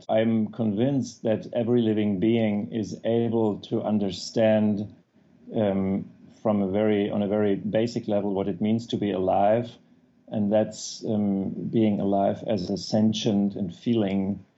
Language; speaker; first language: English; non-native, fluent; German